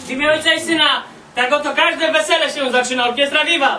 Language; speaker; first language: Polish; native; Polish